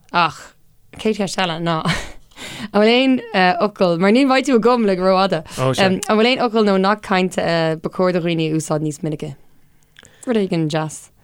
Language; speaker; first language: Irish; non-native, local second language; English